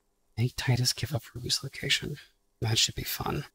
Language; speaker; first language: English; native; English